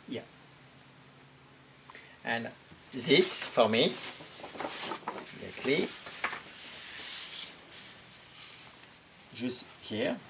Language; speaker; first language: English; non-native, learner; French